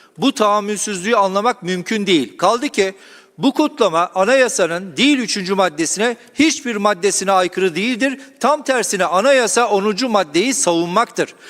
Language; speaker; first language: Turkish; non-native, local second language; Kurdish